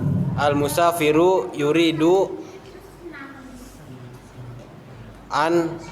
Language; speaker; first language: Arabic; non-native, learner; Indonesian